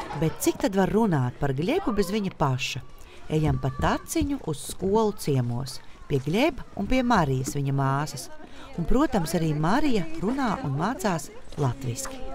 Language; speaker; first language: Latvian; native; Latvian